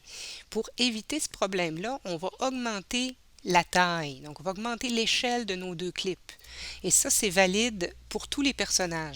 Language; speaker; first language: French; native; French